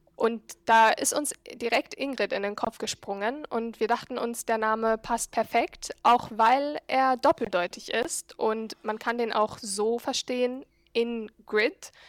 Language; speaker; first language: German; non-native, fluent; Arabic